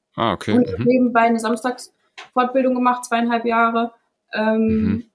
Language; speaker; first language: German; native; German